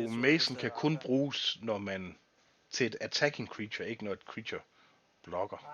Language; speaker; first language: Danish; native; Danish